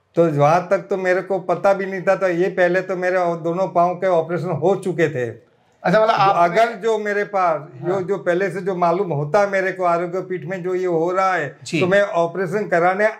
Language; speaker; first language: Hindi; non-native, local second language; Gujarati